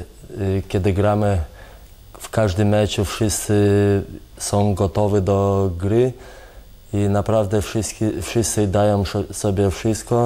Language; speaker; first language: Polish; non-native, fluent; Lithuanian